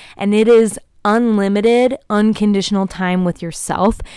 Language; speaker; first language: English; native; English